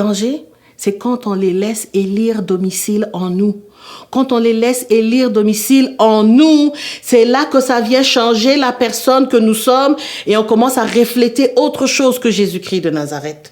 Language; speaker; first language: French; native; French